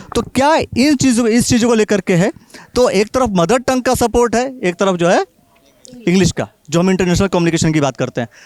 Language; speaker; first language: Hindi; native; Hindi